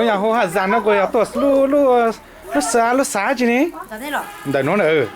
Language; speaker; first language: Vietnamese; non-native, local second language; Hmong